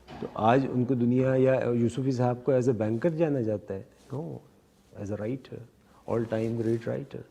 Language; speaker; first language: Urdu; native; Urdu